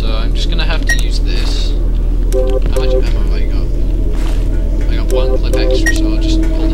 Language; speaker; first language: English; native; English